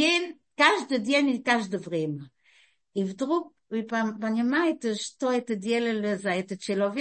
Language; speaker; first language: Russian; early bilingual, heritage; Russian